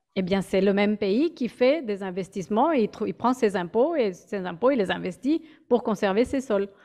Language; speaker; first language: French; non-native, fluent; Spanish